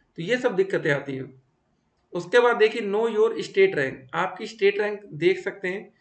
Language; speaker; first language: Hindi; native; Hindi